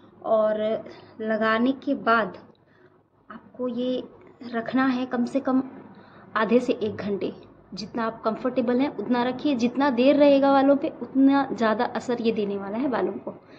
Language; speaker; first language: Hindi; native; Hindi